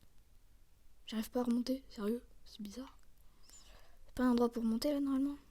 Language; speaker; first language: French; native; French